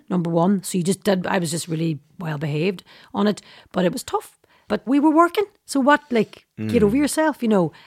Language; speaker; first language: English; native; English